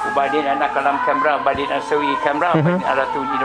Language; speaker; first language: Arabic; non-native, learner; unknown